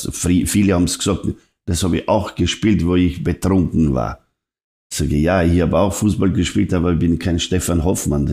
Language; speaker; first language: German; non-native, fluent; Serbian